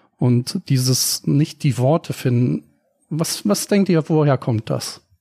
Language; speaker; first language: German; native; German